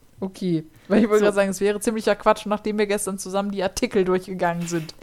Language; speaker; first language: German; native; German